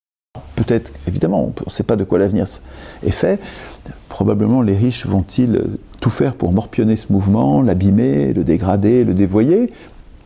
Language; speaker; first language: French; native; French